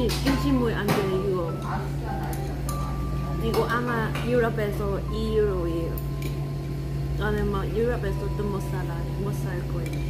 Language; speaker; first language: Korean; non-native, learner; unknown